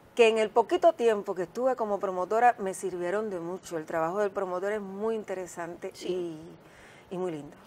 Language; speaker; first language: Spanish; native; Spanish